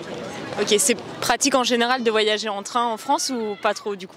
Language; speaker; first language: French; native; French